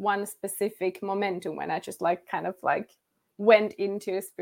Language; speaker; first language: English; non-native, fluent; Finnish